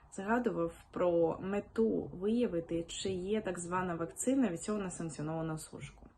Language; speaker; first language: Ukrainian; native; Ukrainian